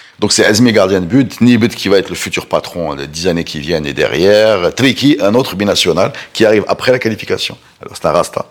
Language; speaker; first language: French; non-native, local second language; Arabic